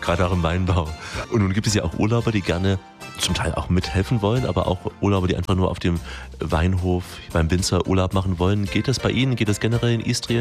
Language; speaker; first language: German; native; German